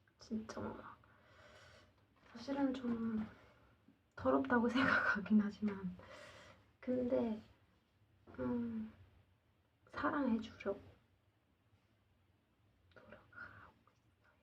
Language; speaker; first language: Korean; non-native, learner; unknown